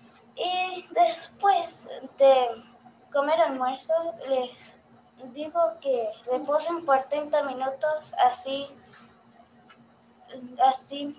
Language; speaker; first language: Spanish; early bilingual, heritage; Spanish